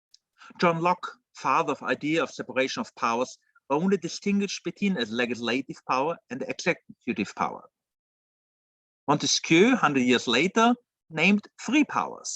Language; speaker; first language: English; non-native, fluent; German